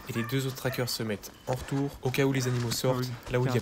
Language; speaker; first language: French; native; French